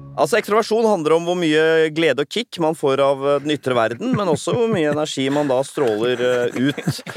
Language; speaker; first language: Norwegian; native; Norwegian